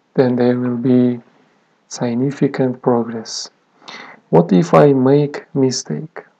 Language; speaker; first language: English; non-native, fluent; Kazakh